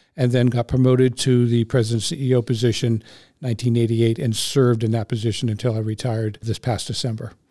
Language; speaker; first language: English; native; English